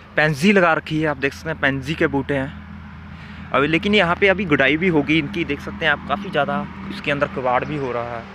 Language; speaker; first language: Hindi; native; Hindi